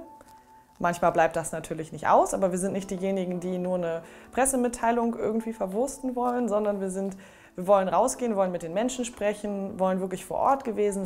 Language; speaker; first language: German; native; German